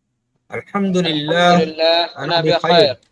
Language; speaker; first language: Arabic; non-native, learner; Bangla